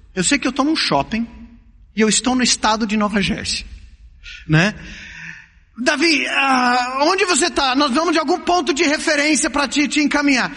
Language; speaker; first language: Portuguese; early bilingual, other home language; English